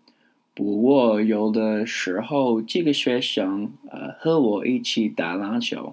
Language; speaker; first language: Chinese; non-native, learner; English